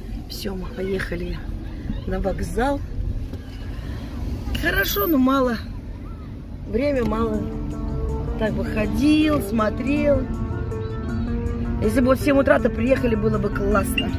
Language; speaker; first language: Russian; native; Russian